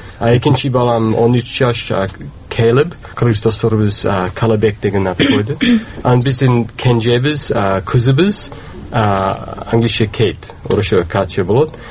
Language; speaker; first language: Kyrgyz; non-native, fluent; English